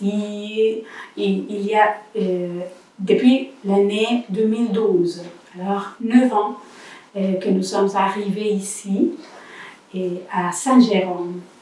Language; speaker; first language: French; non-native, learner; Spanish